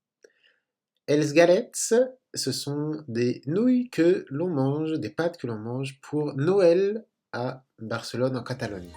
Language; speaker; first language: French; native; French